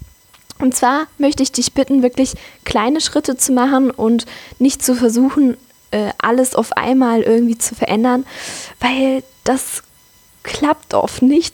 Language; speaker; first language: German; native; German